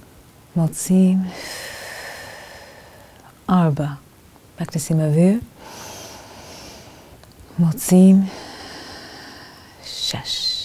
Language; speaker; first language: Hebrew; non-native, fluent; English